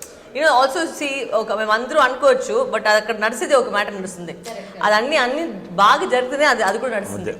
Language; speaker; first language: Telugu; non-native, local second language; Tamil